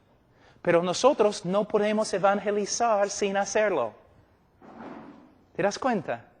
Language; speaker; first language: Spanish; non-native, fluent; English